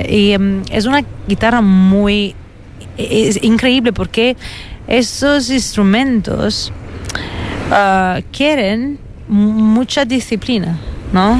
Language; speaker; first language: Spanish; non-native, fluent; Italian